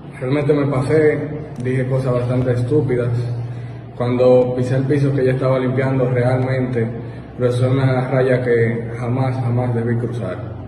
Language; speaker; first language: Spanish; native; Spanish